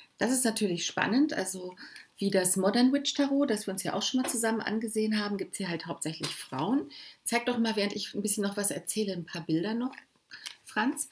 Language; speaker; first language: German; native; German